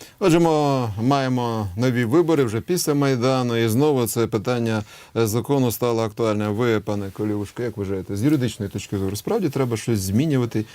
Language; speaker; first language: Ukrainian; native; Ukrainian